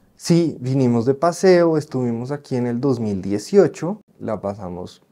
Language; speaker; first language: Spanish; native; Spanish